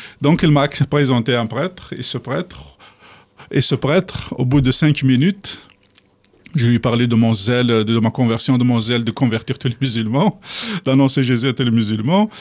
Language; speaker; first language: French; non-native, local second language; Kabyle